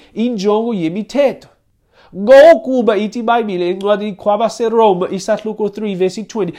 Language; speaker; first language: Xhosa; non-native, fluent; English